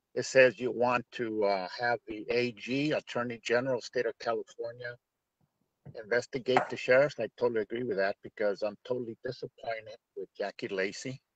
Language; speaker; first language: English; native; English